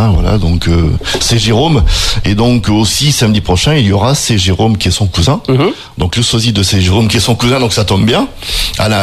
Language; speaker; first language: French; native; French